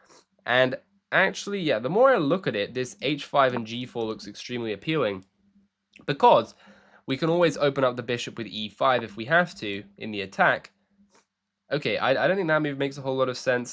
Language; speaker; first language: English; native; English